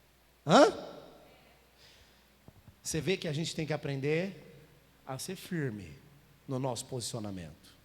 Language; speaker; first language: Portuguese; native; Portuguese